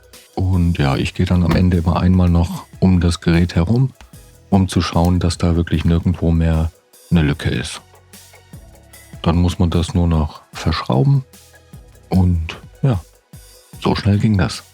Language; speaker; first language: German; native; German